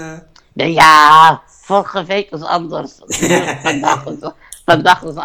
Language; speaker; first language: Dutch; non-native, learner; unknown